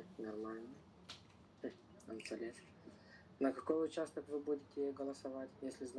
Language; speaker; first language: Russian; non-native, local second language; Romanian